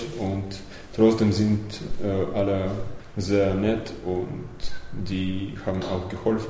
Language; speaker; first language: German; early bilingual, other home language; Russian